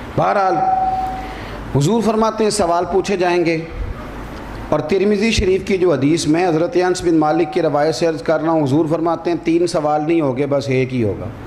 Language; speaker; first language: Urdu; non-native, local second language; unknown